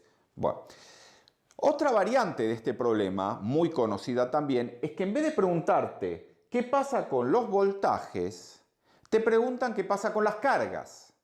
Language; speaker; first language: Spanish; native; Spanish